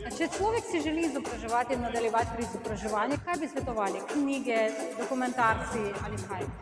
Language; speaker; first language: Slovenian; non-native, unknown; Ukrainian